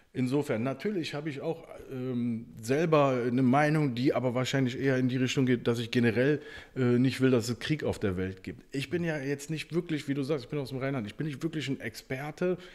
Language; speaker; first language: German; native; German